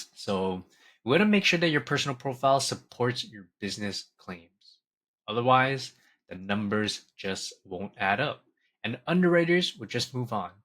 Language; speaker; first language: English; native; English